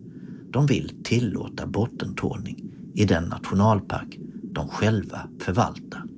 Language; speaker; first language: Swedish; native; Swedish